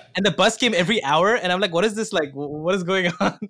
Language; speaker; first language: English; non-native, local second language; Assamese